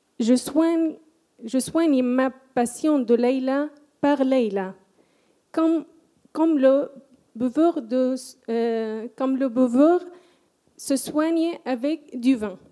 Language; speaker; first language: French; non-native, fluent; Arabic